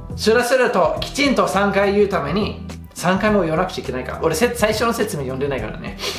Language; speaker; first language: Japanese; non-native, fluent; English